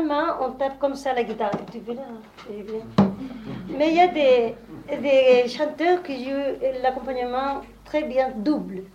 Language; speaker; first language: French; non-native, learner; Spanish